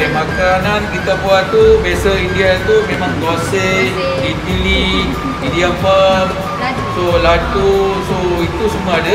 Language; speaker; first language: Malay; non-native, local second language; Tamil